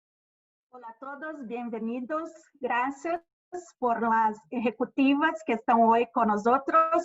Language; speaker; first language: Spanish; non-native, fluent; Portuguese